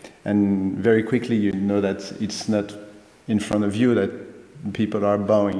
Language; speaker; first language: English; non-native, fluent; French